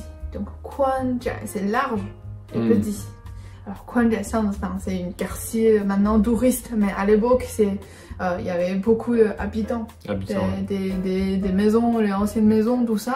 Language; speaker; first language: French; non-native, fluent; Chinese